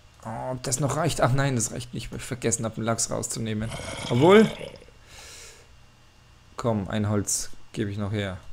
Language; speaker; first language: German; native; German